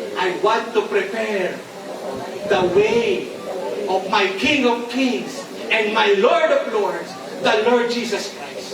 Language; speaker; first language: English; non-native, local second language; Filipino